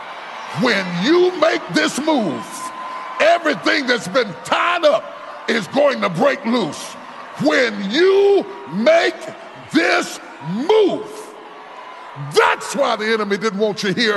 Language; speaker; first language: English; native; English